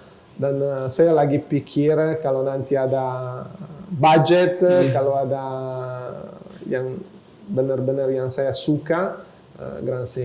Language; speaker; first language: Indonesian; non-native, fluent; Italian